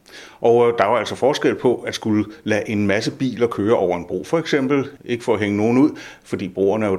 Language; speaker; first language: Danish; native; Danish